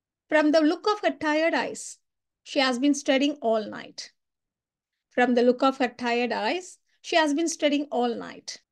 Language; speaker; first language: English; non-native, local second language; Tamil